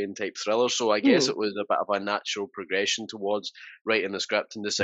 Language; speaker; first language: English; native; English